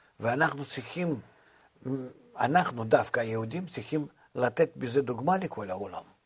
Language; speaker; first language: Hebrew; non-native, fluent; Russian